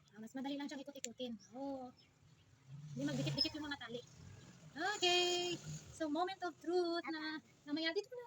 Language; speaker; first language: Filipino; non-native, local second language; Hiligaynon